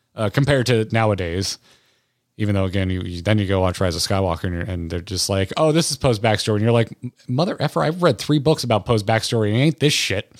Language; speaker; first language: English; native; English